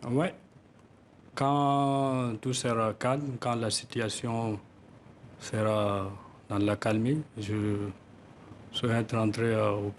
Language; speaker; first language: French; non-native, local second language; Tamasheq